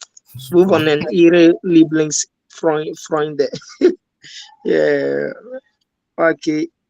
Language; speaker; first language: German; non-native, learner; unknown